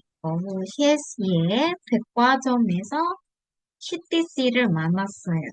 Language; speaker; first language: Korean; non-native, fluent; Indonesian